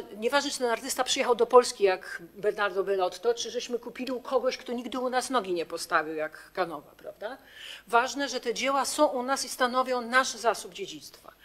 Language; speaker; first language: Polish; native; Polish